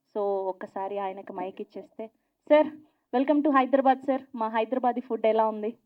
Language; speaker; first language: Telugu; native; Telugu